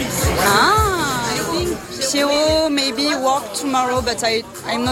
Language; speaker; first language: English; non-native, learner; French